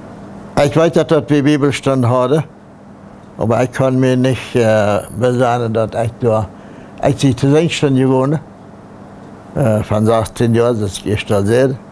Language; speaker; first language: German; non-native, local second language; Plautdietsch